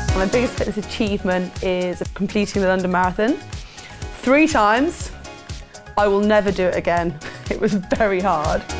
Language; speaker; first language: English; native; English